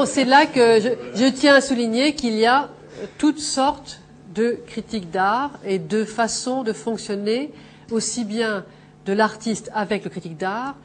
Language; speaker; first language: French; native; French